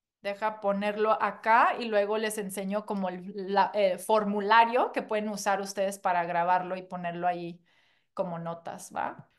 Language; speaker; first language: Spanish; non-native, fluent; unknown